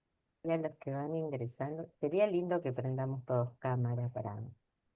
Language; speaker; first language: Spanish; native; Spanish